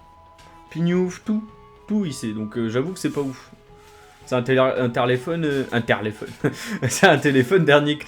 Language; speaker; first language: French; native; French